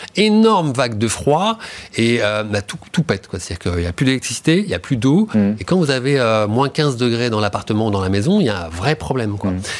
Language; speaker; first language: French; native; French